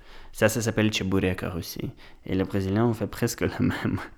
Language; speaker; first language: French; non-native, learner; Russian